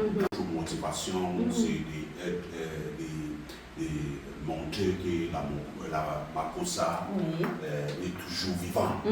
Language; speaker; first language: French; non-native, local second language; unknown